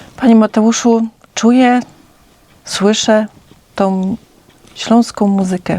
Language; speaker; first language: Polish; native; Polish